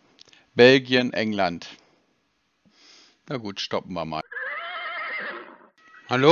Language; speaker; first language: German; native; German